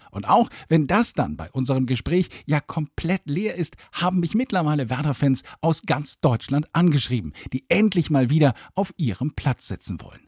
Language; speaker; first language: German; native; German